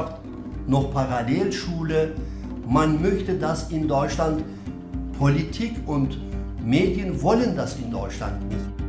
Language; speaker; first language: German; non-native, fluent; Turkish